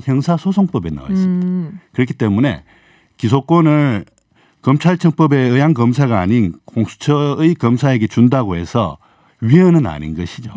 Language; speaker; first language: Korean; native; Korean